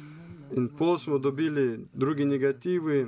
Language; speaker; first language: Slovenian; non-native, learner; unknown